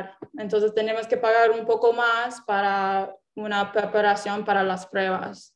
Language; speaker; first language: Spanish; non-native, fluent; English